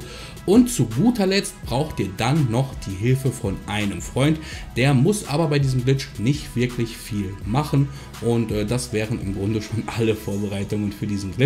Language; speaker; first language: German; native; German